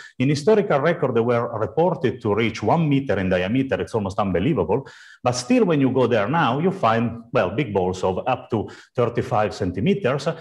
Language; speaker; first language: English; non-native, fluent; Italian